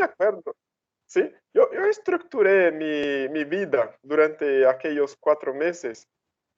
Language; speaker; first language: Spanish; non-native, fluent; Portuguese